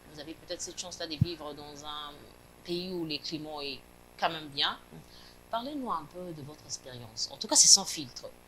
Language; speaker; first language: French; non-native, local second language; Lingala